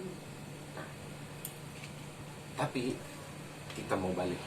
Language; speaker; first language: Indonesian; non-native, fluent; Arabic